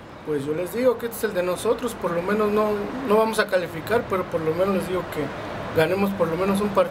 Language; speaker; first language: Spanish; native; Spanish